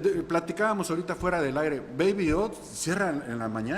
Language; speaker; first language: Spanish; native; Spanish